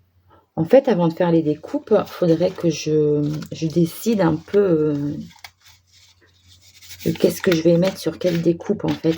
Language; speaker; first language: French; native; French